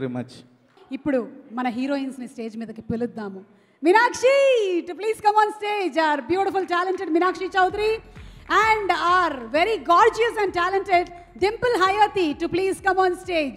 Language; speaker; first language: Telugu; native; Telugu